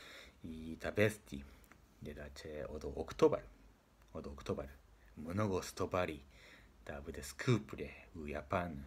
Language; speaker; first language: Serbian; non-native, learner; Japanese